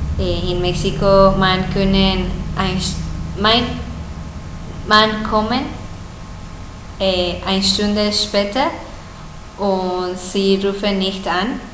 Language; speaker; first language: German; non-native, learner; Spanish